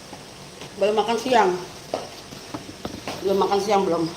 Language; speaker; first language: Indonesian; native; Indonesian